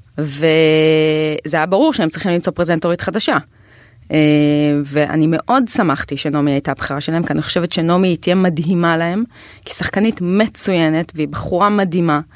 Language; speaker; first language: Hebrew; native; Hebrew